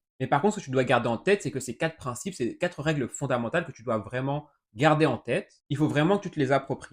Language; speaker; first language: French; native; French